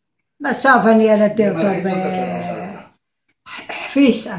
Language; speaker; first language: Hebrew; non-native, learner; Arabic